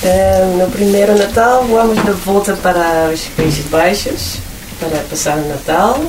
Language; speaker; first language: Portuguese; non-native, fluent; Dutch